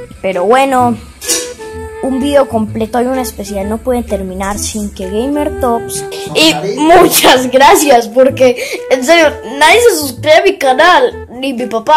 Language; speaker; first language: Spanish; native; Spanish